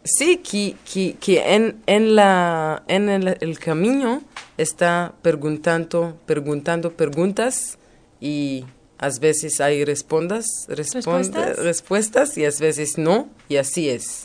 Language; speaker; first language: Spanish; non-native, learner; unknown